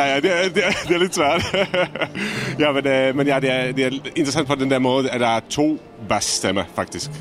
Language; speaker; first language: Danish; non-native, fluent; Czech